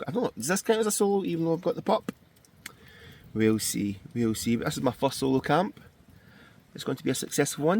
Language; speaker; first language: English; native; English